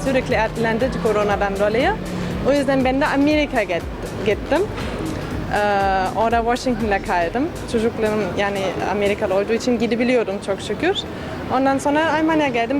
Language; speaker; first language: Turkish; non-native, fluent; German